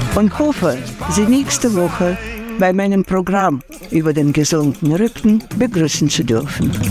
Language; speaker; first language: German; non-native, fluent; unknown